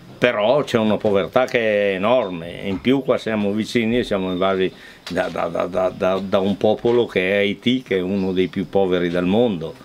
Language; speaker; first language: Italian; native; Italian